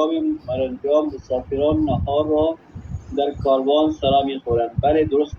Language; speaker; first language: Persian; non-native, learner; Urdu